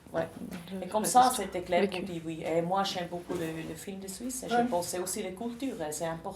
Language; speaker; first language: French; non-native, local second language; German